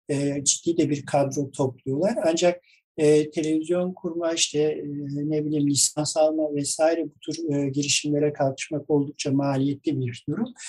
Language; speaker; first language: Turkish; native; Turkish